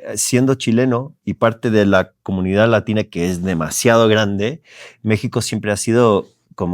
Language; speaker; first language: Spanish; early bilingual, heritage; Spanish